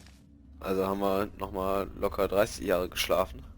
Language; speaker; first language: German; native; German